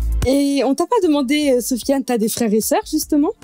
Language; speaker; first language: French; native; French